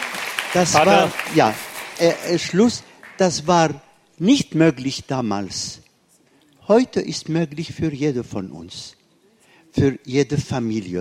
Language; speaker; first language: German; non-native, fluent; Arabic